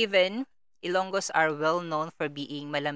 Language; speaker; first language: English; non-native, local second language; Kinaray-a